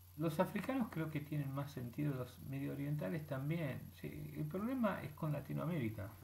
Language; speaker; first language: Spanish; early bilingual, heritage; Spanish